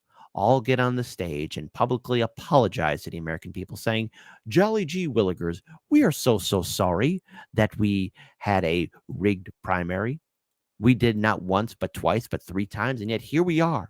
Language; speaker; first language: English; native; English